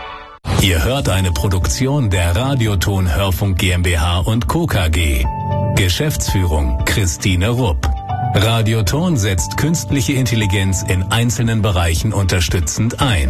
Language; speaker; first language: German; native; German